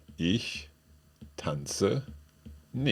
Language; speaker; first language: German; non-native, learner; English